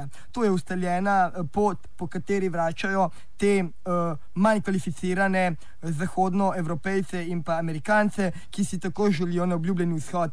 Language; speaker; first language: Slovenian; native; Slovenian